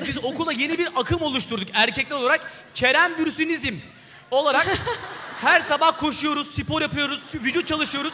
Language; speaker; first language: Turkish; native; Turkish